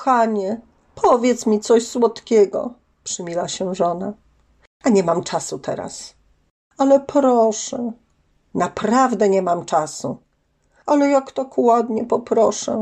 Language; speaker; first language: Polish; native; Polish